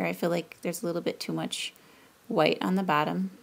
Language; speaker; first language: English; native; English